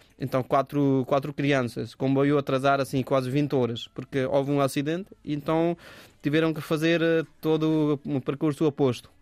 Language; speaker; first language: Portuguese; non-native, fluent; Hindi